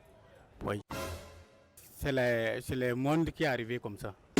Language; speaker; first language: French; non-native, local second language; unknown